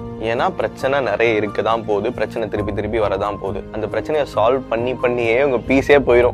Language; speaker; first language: Tamil; native; Tamil